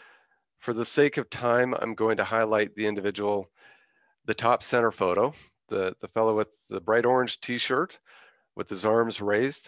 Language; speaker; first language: English; native; English